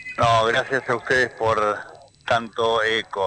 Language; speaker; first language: Spanish; native; Spanish